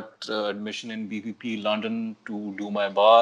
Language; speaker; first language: English; non-native, local second language; Urdu